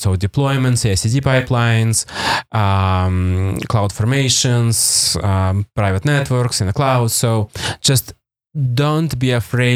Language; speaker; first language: English; non-native, fluent; Russian